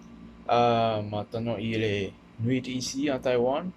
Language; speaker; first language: French; non-native, learner; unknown